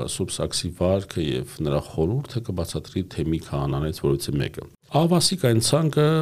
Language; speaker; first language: Armenian; native; Armenian